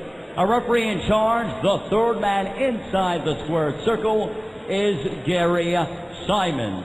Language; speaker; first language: English; native; English